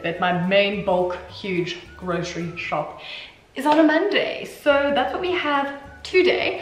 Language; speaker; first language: English; native; English